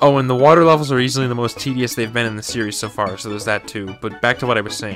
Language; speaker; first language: English; native; English